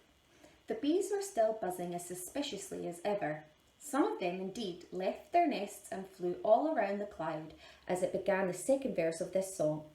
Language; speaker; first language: English; native; English